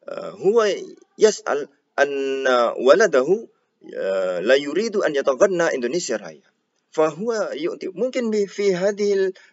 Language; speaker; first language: Arabic; non-native, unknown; Indonesian